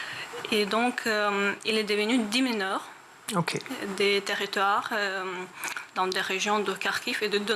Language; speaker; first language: French; non-native, learner; Ukrainian